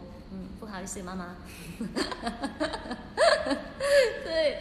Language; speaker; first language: Chinese; non-native, learner; Thai